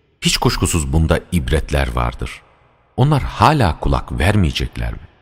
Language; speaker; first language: Turkish; native; Turkish